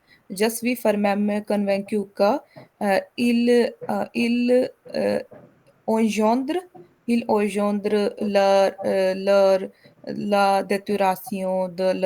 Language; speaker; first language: French; non-native, learner; Hindi